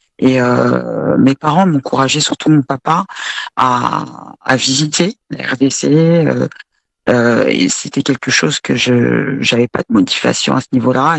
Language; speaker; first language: French; early bilingual, other home language; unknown